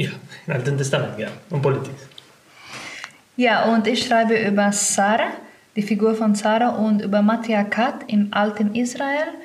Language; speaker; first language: German; non-native, learner; Spanish